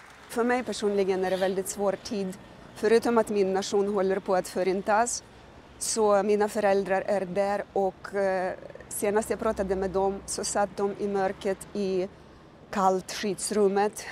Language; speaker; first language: Swedish; non-native, fluent; Ukrainian